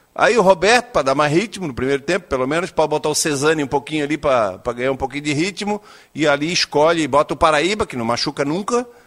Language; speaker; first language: Portuguese; native; Portuguese